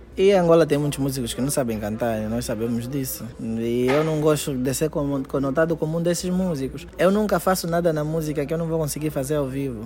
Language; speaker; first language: Portuguese; native; Portuguese